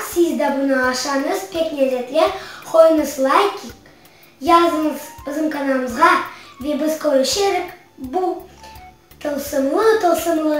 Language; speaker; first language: Turkish; early bilingual, heritage; Crimean Tatar